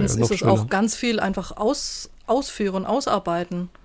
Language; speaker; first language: German; native; German